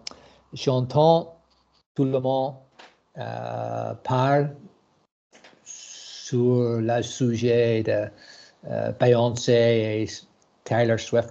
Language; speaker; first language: French; non-native, learner; English